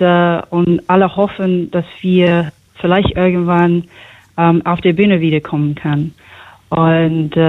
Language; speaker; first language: German; non-native, fluent; English